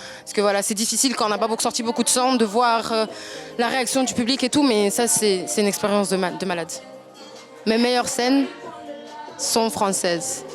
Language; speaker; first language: French; native; French